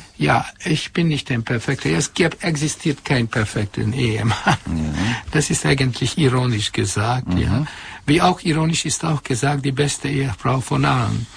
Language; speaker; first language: German; non-native, fluent; Hungarian